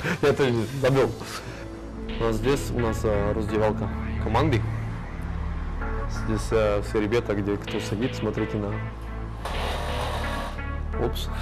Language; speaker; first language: Russian; non-native, learner; Slovak